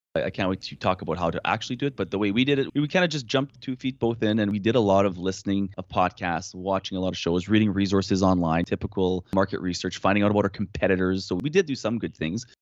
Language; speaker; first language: English; non-native, fluent; French